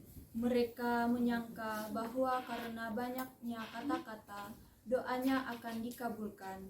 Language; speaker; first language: Indonesian; native; Indonesian